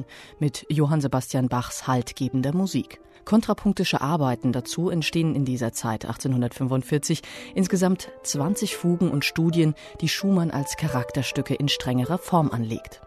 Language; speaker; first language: German; native; German